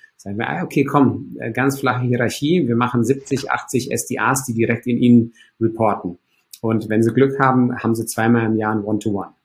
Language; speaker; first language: German; early bilingual, other home language; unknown